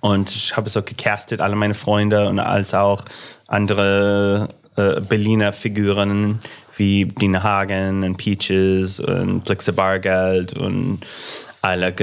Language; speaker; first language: German; non-native, fluent; English